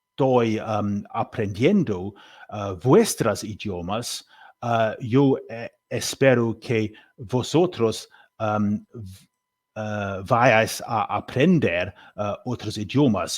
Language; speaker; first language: Spanish; non-native, learner; English